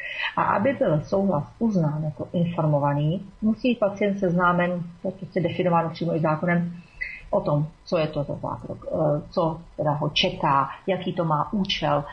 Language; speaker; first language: Czech; native; Czech